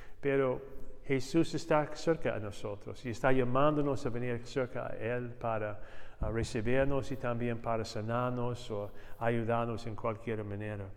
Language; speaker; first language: Spanish; non-native, learner; English